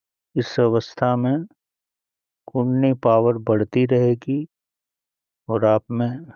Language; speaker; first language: Hindi; native; Hindi